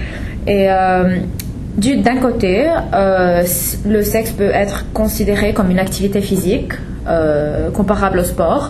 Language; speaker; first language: French; non-native, fluent; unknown